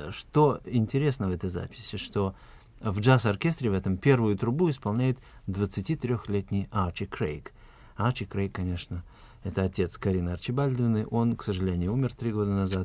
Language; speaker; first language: Russian; native; Russian